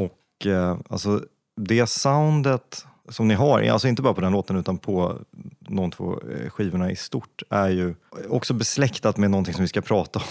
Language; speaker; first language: Swedish; native; Swedish